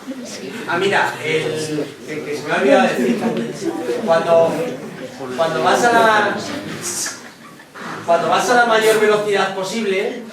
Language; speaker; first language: Spanish; native; Spanish